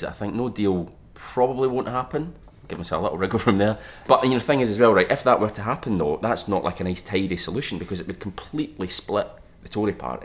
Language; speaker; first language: English; native; English